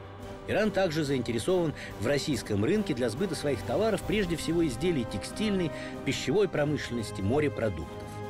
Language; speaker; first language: Russian; native; Russian